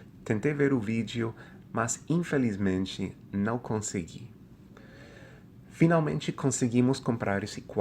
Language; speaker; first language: Portuguese; non-native, fluent; English